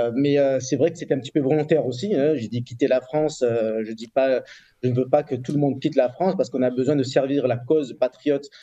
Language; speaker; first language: French; native; French